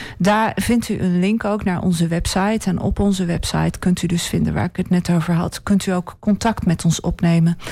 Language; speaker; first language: Dutch; native; Dutch